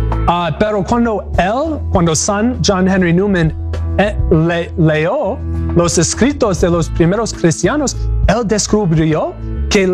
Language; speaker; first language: Spanish; non-native, learner; English